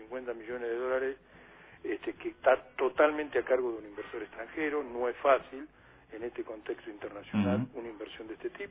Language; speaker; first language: Spanish; native; Spanish